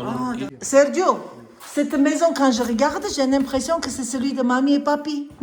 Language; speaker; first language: French; non-native, learner; Armenian